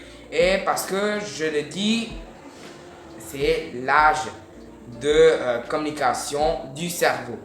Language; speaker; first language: French; non-native, learner; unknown